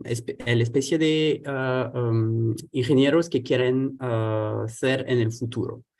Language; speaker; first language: Spanish; non-native, fluent; French